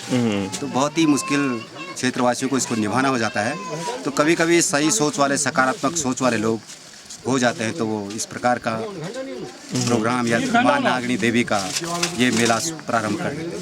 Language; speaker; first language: Hindi; native; Hindi